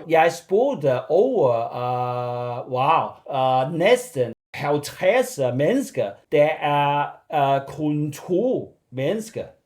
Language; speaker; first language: Danish; non-native, learner; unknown